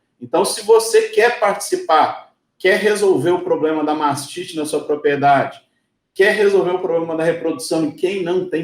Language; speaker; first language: Portuguese; native; Portuguese